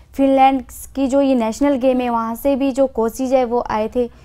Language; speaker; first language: Hindi; native; Hindi